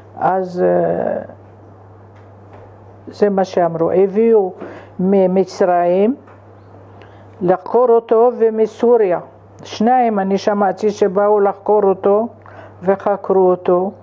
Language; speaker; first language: Hebrew; non-native, fluent; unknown